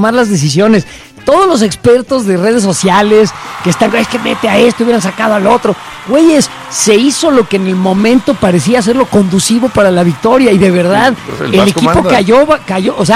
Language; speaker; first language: Spanish; native; Spanish